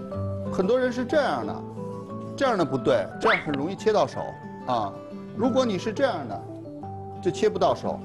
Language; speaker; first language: Chinese; native; Chinese